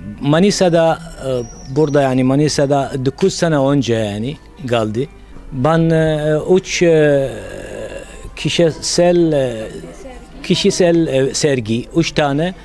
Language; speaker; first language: Turkish; non-native, learner; Arabic